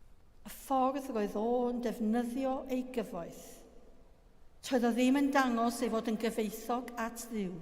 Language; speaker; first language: Welsh; native; Welsh